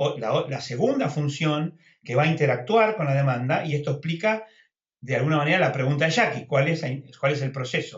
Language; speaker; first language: Spanish; native; Spanish